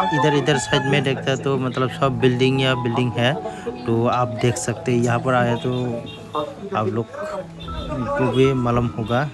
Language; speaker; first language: Hindi; non-native, local second language; Kok Borok